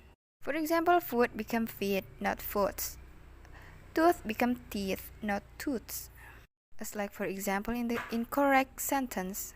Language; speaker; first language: English; non-native, learner; Indonesian